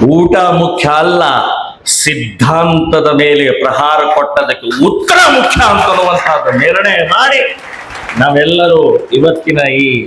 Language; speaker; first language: Kannada; native; Kannada